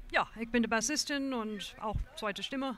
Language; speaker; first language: German; non-native, fluent; English